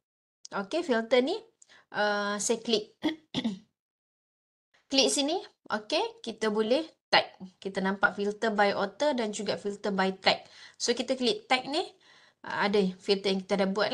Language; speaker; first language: Malay; native; Malay